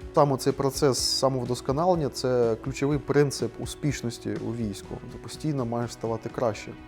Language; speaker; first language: Ukrainian; native; Ukrainian